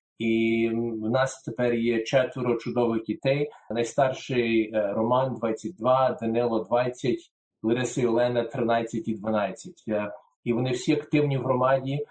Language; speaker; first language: Ukrainian; early bilingual, heritage; Ukrainian